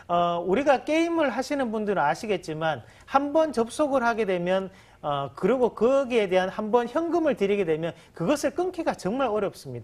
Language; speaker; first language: Korean; native; Korean